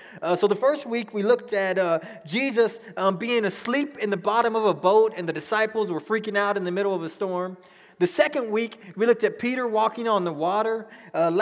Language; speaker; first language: English; native; English